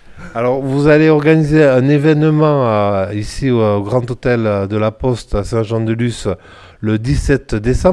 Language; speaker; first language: French; native; French